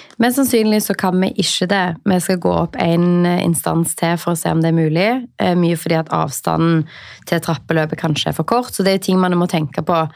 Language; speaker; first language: Norwegian; native; Norwegian